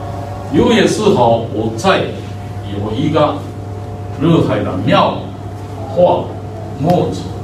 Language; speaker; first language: Chinese; non-native, learner; Japanese